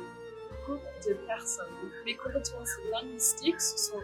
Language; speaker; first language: French; non-native, fluent; English